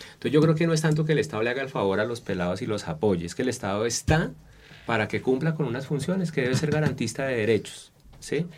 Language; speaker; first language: Spanish; native; Spanish